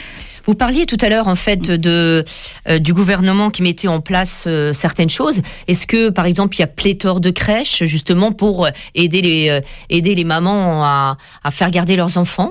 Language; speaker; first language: French; native; French